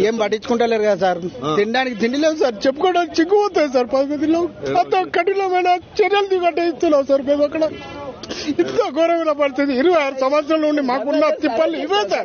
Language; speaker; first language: Telugu; native; Telugu